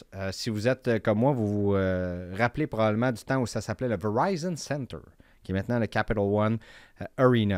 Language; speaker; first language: French; native; French